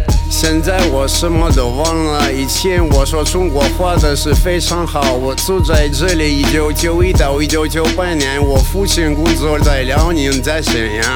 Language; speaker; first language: Chinese; non-native, learner; Russian